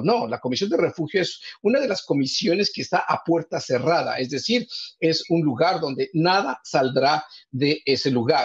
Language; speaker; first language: Spanish; native; Spanish